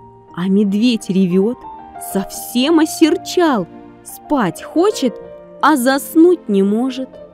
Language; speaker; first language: Russian; native; Russian